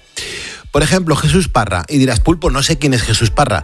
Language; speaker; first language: Spanish; native; Spanish